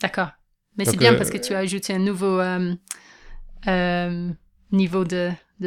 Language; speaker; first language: French; non-native, fluent; English